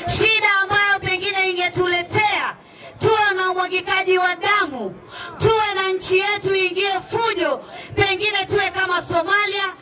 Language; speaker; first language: Swahili; non-native, local second language; Gusii